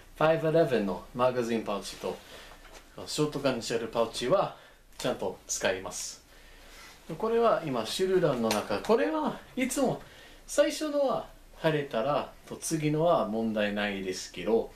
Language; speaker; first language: Japanese; non-native, fluent; English